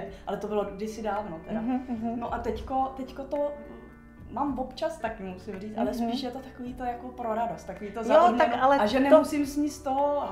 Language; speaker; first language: Czech; native; Czech